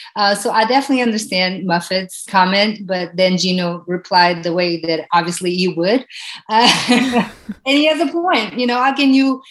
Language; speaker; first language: English; non-native, fluent; Portuguese